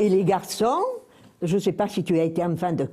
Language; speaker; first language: French; native; French